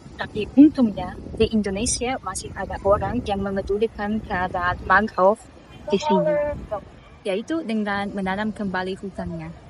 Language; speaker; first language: Indonesian; non-native, fluent; Russian